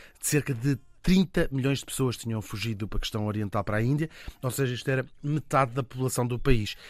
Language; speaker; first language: Portuguese; native; Portuguese